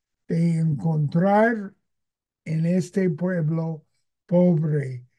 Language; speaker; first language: Spanish; non-native, fluent; English